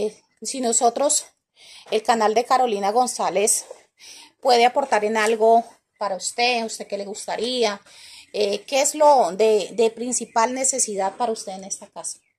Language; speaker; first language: Spanish; native; Spanish